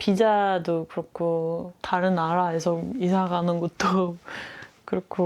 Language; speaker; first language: Korean; non-native, fluent; Dutch